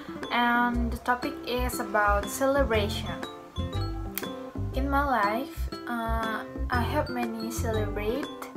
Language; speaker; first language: English; non-native, learner; Indonesian